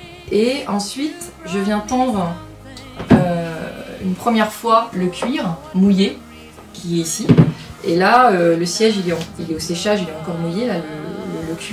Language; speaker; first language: French; native; French